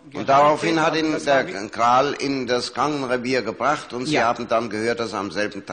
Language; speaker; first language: German; native; German